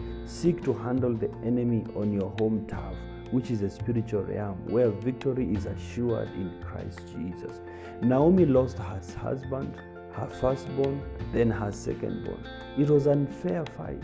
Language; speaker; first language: English; non-native, local second language; Kamba